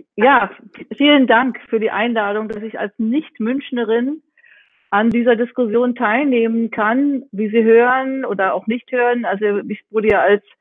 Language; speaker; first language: German; native; German